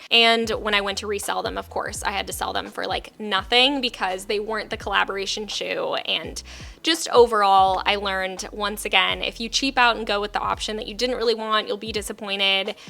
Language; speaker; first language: English; native; English